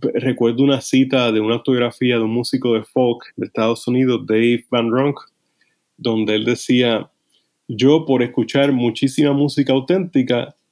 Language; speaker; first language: Spanish; native; Spanish